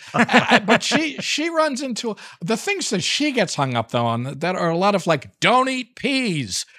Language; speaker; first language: English; native; English